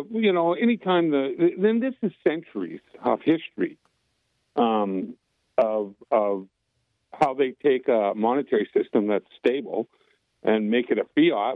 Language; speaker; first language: English; native; English